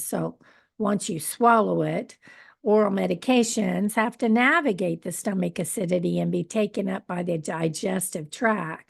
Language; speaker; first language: English; native; English